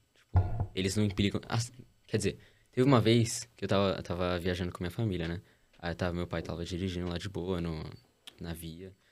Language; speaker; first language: Portuguese; early bilingual, heritage; Portuguese